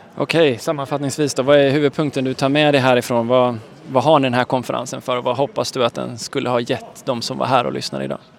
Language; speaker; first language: Swedish; native; Swedish